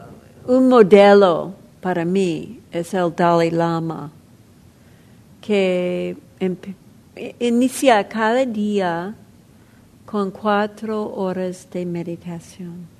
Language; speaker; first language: Spanish; non-native, fluent; English